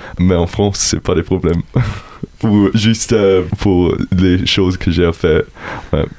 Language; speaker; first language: French; non-native, learner; German